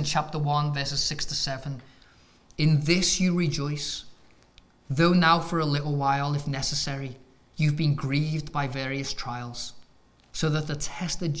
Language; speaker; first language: English; native; English